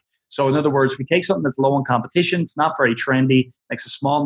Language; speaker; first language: English; native; English